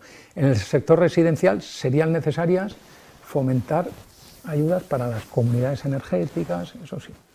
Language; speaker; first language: Spanish; native; Spanish